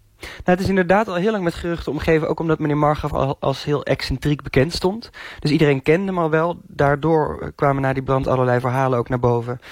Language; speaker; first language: Dutch; native; Dutch